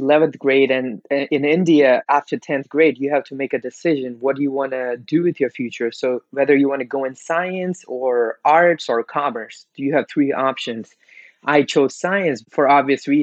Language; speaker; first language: English; non-native, local second language; Gujarati